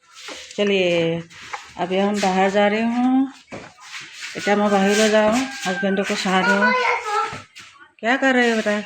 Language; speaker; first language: Hindi; non-native, local second language; Assamese